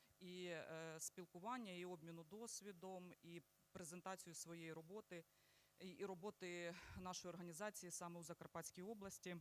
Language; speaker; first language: Ukrainian; native; Ukrainian